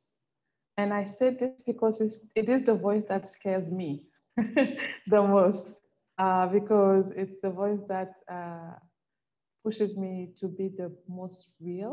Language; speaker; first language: English; non-native, local second language; French